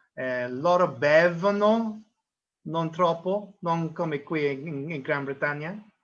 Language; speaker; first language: Italian; non-native, learner; English